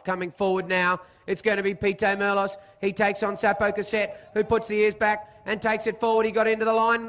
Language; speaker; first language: English; native; English